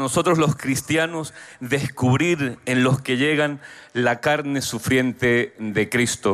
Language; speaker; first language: Spanish; native; Spanish